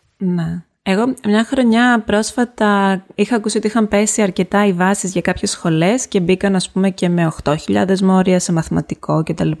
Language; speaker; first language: Greek; native; Greek